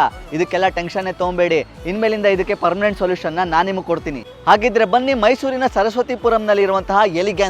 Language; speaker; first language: Kannada; native; Kannada